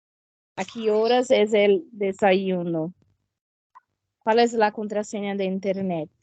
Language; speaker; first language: Spanish; non-native, learner; Portuguese